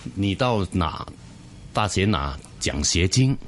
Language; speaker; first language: Chinese; non-native, fluent; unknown